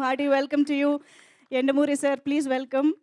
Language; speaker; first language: Telugu; native; Telugu